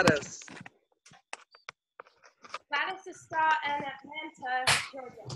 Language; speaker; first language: Spanish; non-native, learner; English